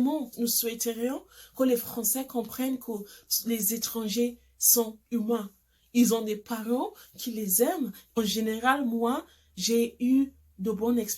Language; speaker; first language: French; non-native, fluent; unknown